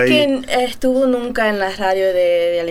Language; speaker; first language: Spanish; early bilingual, heritage; German